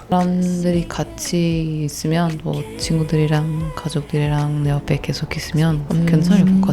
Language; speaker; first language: Korean; non-native, fluent; Portuguese